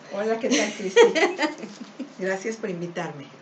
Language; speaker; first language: Spanish; native; Spanish